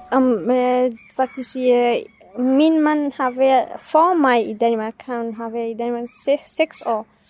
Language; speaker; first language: Danish; non-native, fluent; Kurdish